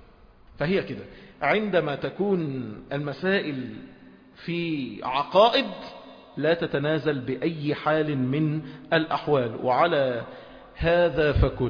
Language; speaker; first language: Arabic; native; Arabic